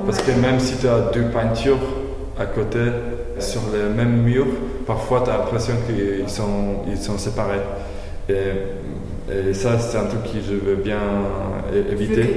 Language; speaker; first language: French; non-native, learner; Polish